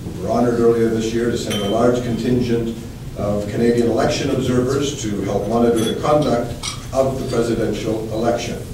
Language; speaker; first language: English; native; English